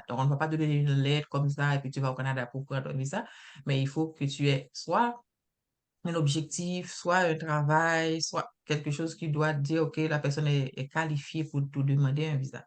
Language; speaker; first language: French; native; French